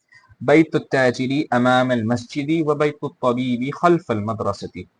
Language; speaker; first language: Arabic; non-native, fluent; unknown